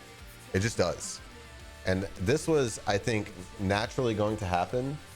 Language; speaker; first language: English; native; English